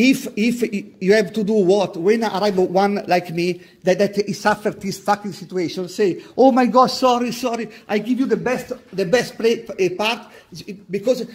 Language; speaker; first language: English; non-native, learner; Italian